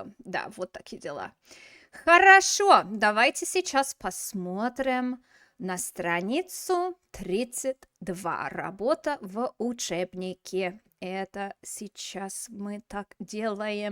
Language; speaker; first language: Russian; non-native, fluent; English